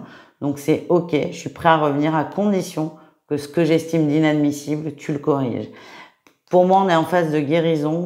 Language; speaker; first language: French; native; French